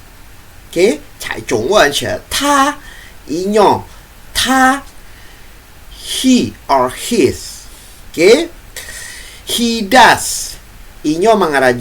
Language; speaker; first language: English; non-native, fluent; Indonesian